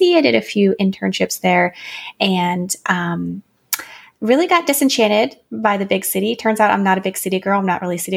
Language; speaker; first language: English; native; English